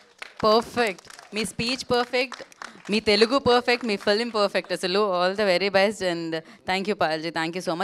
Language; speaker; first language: Telugu; native; Telugu